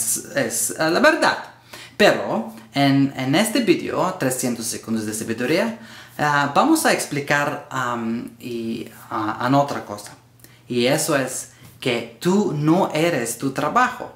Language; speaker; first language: Spanish; non-native, learner; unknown